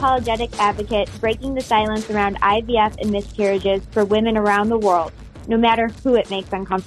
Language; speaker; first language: English; native; English